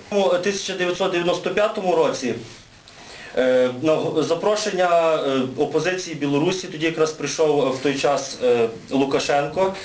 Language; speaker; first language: Ukrainian; native; Ukrainian